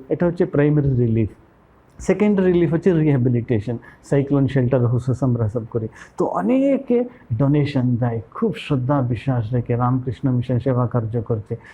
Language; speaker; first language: Bangla; non-native, local second language; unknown